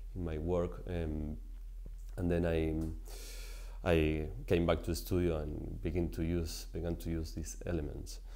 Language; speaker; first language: English; non-native, fluent; Spanish